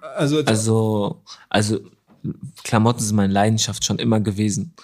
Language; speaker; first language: German; early bilingual, other home language; Arabic